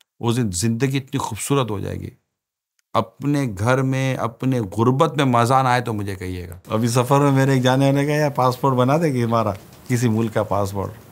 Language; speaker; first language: Urdu; native; Urdu